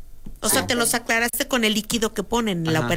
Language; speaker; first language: Spanish; native; Spanish